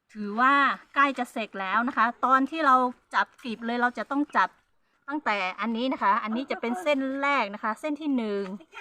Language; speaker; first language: Thai; non-native, local second language; Hmong